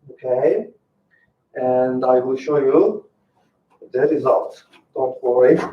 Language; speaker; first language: English; non-native, fluent; Azerbaijani